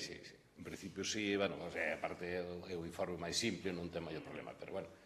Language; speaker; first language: Galician; native; Galician